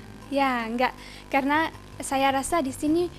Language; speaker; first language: Indonesian; early bilingual, heritage; German